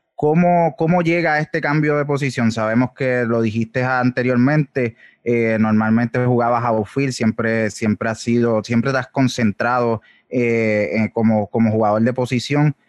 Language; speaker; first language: Spanish; native; Spanish